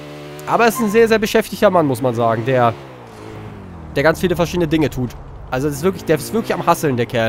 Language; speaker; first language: German; native; German